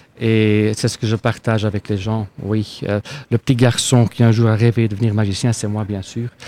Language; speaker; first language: French; non-native, local second language; Dutch